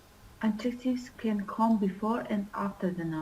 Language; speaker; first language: English; non-native, learner; Russian